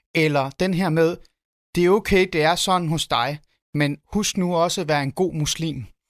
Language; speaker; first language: Danish; early bilingual, other home language; Arabic